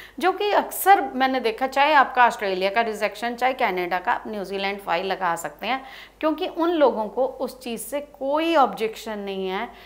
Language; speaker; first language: Hindi; non-native, local second language; Punjabi